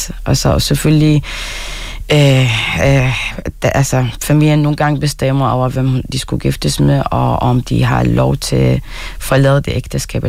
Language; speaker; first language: Danish; non-native, fluent; Arabic